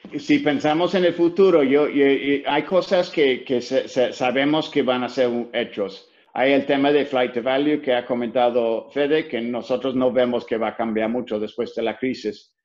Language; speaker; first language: Spanish; non-native, fluent; English